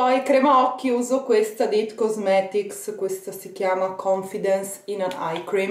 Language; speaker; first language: Italian; native; Italian